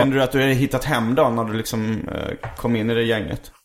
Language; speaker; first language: Swedish; native; Swedish